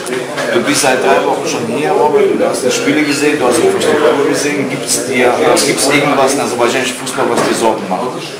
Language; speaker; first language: German; non-native, fluent; Azerbaijani